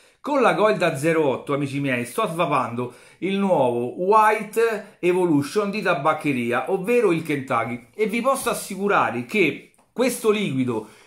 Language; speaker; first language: Italian; native; Italian